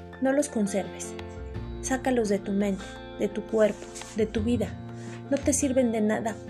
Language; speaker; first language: Spanish; native; Spanish